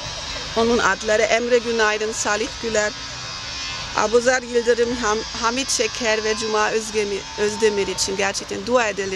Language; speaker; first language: Turkish; non-native, fluent; German